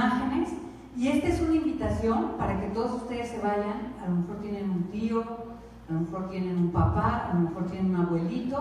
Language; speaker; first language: Spanish; native; Spanish